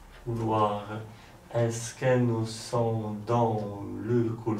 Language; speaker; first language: French; non-native, learner; Polish